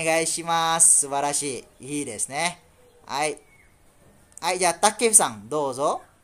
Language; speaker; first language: Japanese; non-native, fluent; Malay